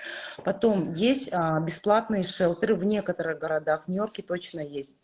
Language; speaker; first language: Russian; native; Russian